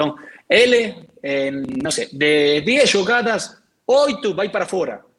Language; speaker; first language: Portuguese; non-native, learner; Spanish